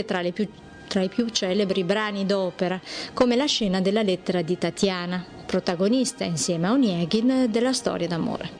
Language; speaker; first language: Italian; native; Italian